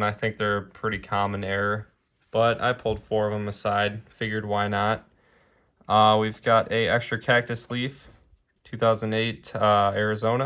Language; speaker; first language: English; native; English